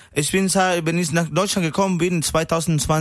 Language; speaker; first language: German; non-native, learner; Spanish